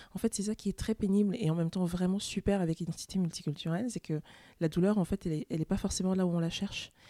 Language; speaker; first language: French; native; French